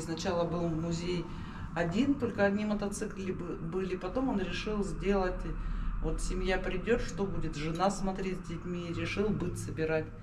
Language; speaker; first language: Russian; native; Russian